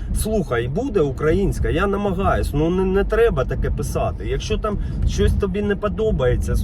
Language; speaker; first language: Ukrainian; non-native, local second language; Russian